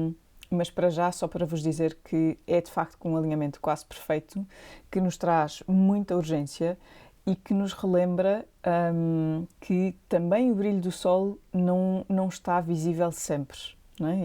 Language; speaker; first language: Portuguese; native; Portuguese